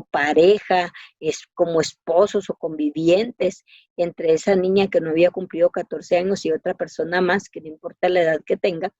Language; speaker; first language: Spanish; native; Spanish